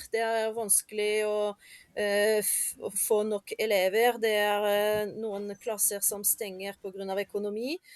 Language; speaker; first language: Norwegian; non-native, fluent; French